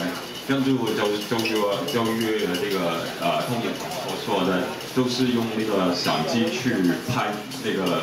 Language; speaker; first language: Chinese; non-native, local second language; Cantonese